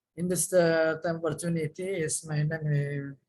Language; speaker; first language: English; non-native, learner; Indonesian